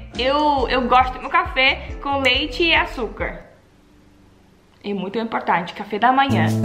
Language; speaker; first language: Portuguese; non-native, learner; Dutch